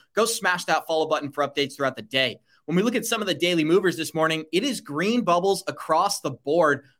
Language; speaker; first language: English; native; English